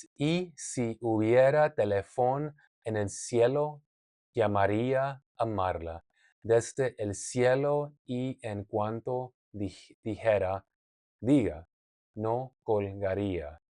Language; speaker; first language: Spanish; non-native, learner; English